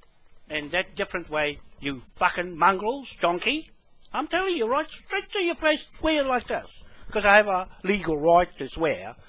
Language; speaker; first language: English; native; English